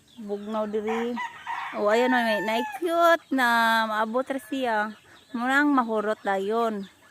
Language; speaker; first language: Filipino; non-native, local second language; Cebuano